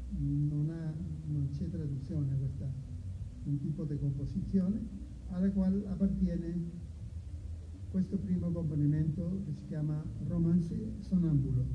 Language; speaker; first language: Italian; non-native, fluent; Spanish